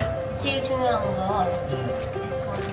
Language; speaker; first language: Korean; non-native, learner; Filipino